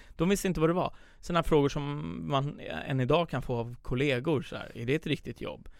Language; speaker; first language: Swedish; early bilingual, other home language; Persian